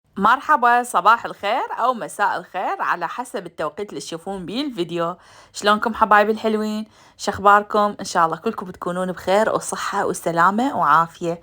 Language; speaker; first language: Arabic; native; Arabic